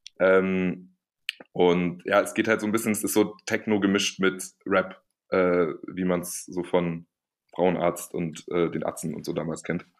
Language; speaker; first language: German; native; German